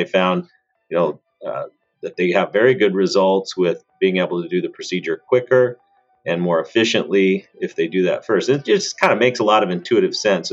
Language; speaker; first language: English; native; English